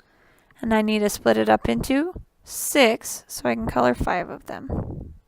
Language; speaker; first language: English; native; English